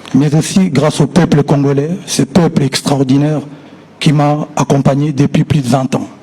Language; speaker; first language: French; non-native, local second language; Lingala